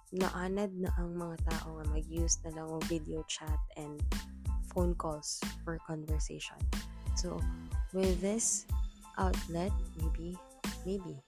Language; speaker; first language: English; non-native, local second language; Cebuano